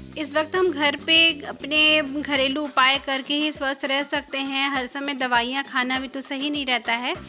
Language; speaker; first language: Hindi; non-native, local second language; Bangla